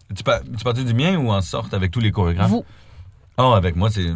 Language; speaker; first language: French; native; French